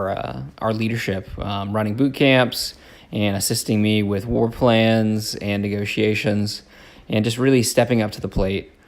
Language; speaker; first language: English; native; English